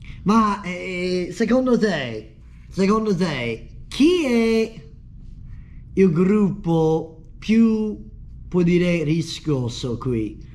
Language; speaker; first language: Italian; non-native, fluent; English